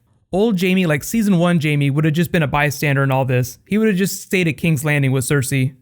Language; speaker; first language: English; native; English